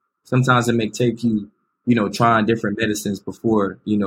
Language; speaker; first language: English; native; English